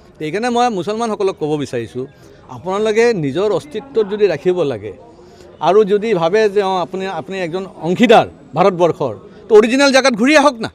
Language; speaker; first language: Assamese; non-native, local second language; Bangla